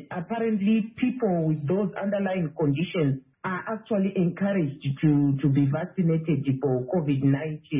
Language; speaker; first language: English; non-native, local second language; Shona